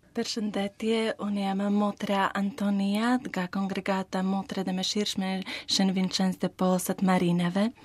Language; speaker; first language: Albanian; non-native, learner; Slovak